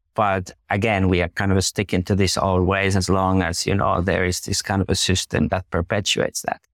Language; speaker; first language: English; non-native, fluent; Finnish